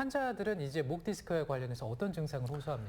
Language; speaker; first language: Korean; native; Korean